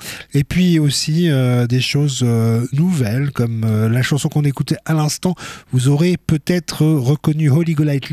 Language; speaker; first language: French; native; French